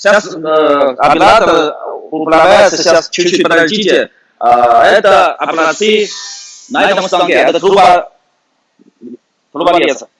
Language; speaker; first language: Russian; non-native, fluent; Chinese